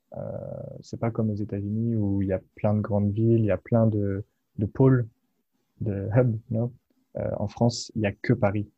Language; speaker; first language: French; native; French